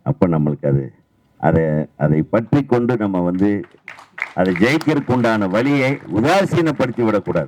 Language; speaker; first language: Tamil; native; Tamil